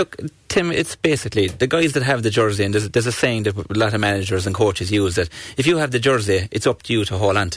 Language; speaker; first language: English; native; English